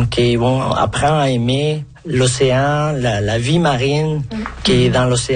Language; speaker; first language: French; non-native, fluent; Spanish